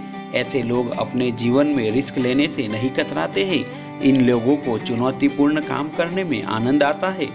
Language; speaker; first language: Hindi; native; Hindi